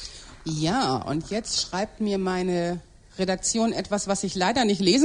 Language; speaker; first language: German; native; German